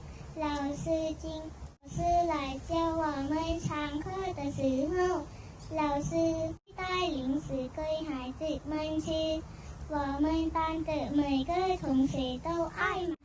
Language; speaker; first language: Chinese; non-native, learner; Thai